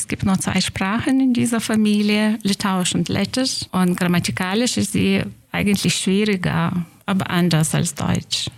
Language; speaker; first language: German; non-native, fluent; Lithuanian